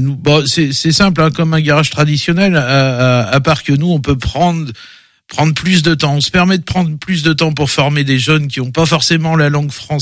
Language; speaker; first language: French; native; French